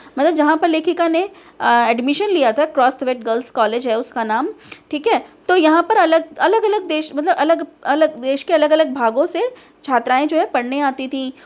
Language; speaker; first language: Hindi; native; Hindi